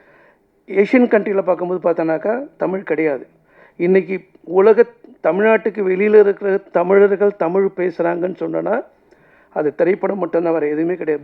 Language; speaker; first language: Tamil; native; Tamil